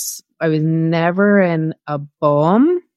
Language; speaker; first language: English; native; English